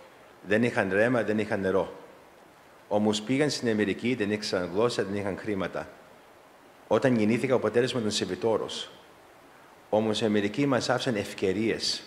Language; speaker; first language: Greek; early bilingual, heritage; Greek